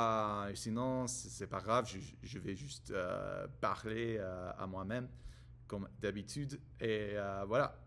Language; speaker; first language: French; non-native, learner; English